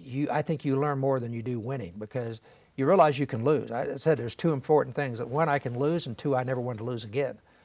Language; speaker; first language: English; native; English